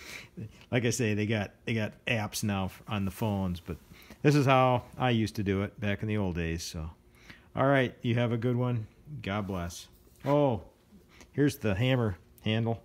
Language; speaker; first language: English; native; English